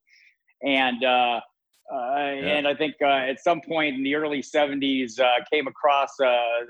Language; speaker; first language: English; native; English